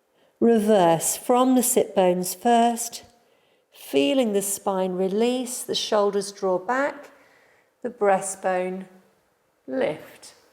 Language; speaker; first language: English; native; English